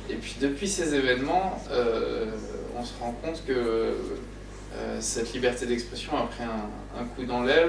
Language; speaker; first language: French; native; French